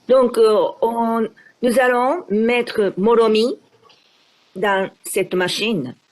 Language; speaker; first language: French; non-native, fluent; Japanese